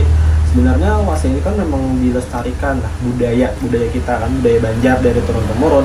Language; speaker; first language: Indonesian; non-native, local second language; Banjar